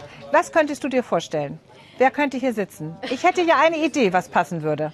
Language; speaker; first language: German; native; German